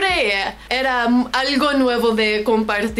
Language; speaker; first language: Spanish; non-native, learner; English